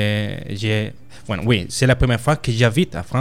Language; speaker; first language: French; non-native, learner; Spanish